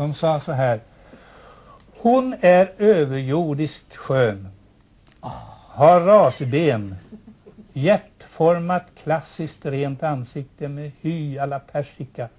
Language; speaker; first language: Swedish; native; Swedish